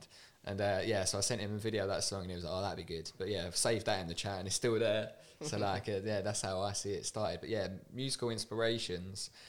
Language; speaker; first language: English; native; English